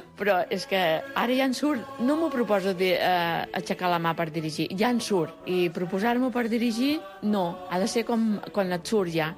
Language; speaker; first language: Catalan; early bilingual, other home language; Spanish